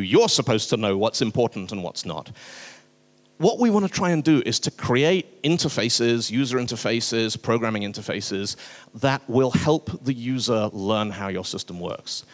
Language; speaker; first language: English; native; English